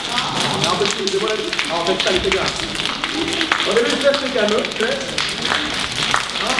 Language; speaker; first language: Swedish; non-native, learner; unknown